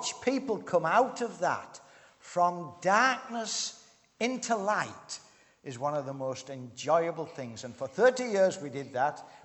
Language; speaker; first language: English; native; English